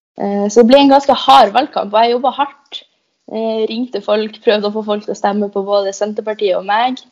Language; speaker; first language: Norwegian; native; Norwegian